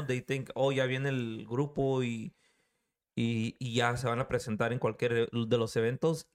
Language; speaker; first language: Spanish; early bilingual, other home language; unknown